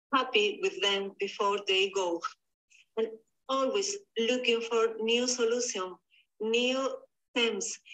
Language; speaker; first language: English; non-native, learner; Spanish